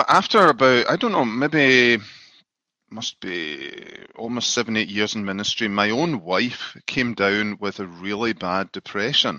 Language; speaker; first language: English; native; English